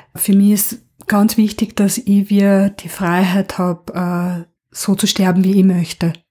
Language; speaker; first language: German; native; German